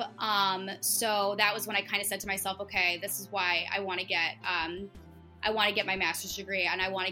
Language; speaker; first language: English; native; English